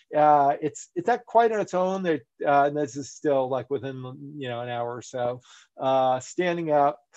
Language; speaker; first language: English; native; English